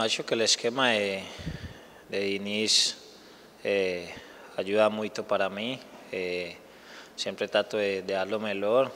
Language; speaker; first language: Portuguese; non-native, learner; Spanish